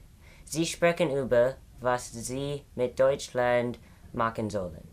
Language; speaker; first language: German; non-native, learner; English